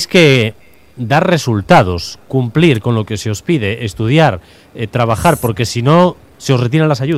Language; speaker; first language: Spanish; native; Spanish